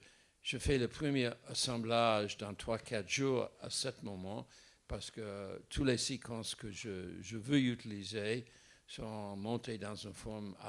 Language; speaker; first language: French; non-native, fluent; English